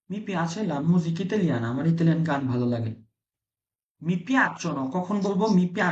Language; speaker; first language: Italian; non-native, fluent; Bangla